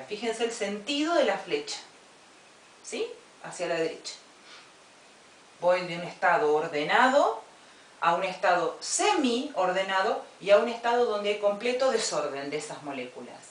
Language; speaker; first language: Spanish; native; Spanish